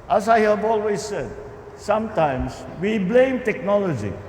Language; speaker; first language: English; non-native, local second language; Filipino